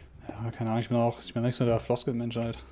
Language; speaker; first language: German; native; German